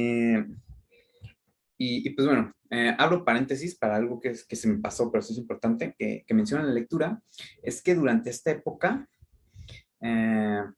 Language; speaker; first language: Spanish; native; Spanish